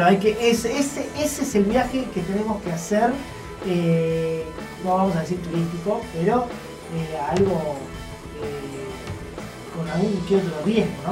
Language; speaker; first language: Spanish; native; Spanish